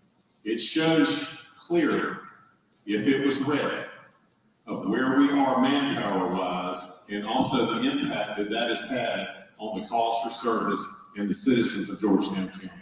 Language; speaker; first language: English; native; English